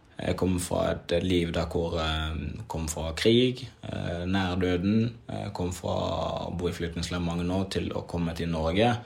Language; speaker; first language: Norwegian; early bilingual, other home language; Swahili